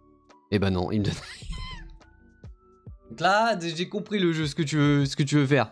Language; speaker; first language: French; native; French